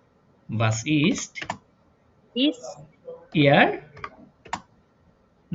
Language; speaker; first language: German; non-native, fluent; Bangla